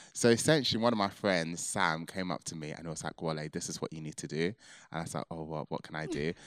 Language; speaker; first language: English; early bilingual, other home language; Yoruba